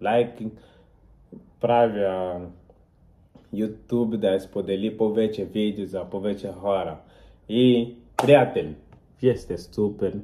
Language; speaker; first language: Bulgarian; non-native, learner; Portuguese